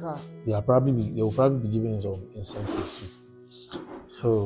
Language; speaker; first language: English; non-native, local second language; Yoruba